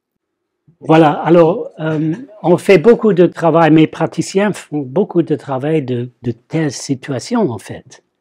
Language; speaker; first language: French; non-native, fluent; English